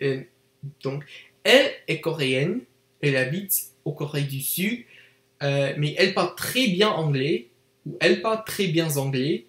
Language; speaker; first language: French; non-native, learner; English